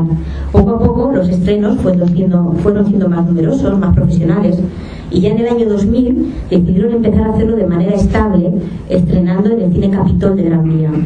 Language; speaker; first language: Spanish; native; Spanish